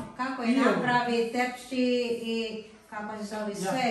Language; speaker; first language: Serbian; non-native, learner; Filipino